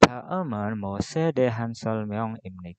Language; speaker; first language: Korean; non-native, fluent; Indonesian